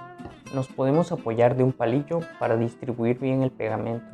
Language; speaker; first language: Spanish; native; Spanish